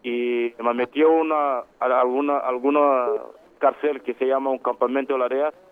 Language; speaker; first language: Spanish; non-native, learner; Wolof